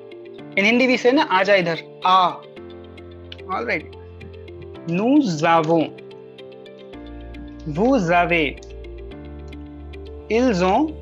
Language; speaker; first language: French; non-native, fluent; Hindi